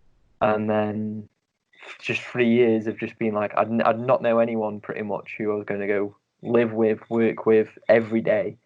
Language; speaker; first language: English; native; English